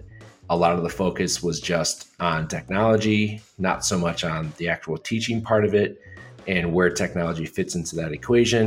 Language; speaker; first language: English; native; English